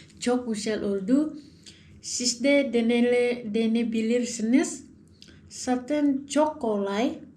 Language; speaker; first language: Turkish; non-native, learner; Indonesian